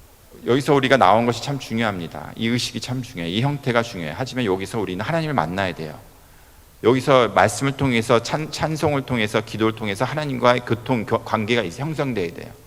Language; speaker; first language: Korean; native; Korean